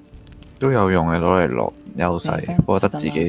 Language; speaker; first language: Chinese; native; Chinese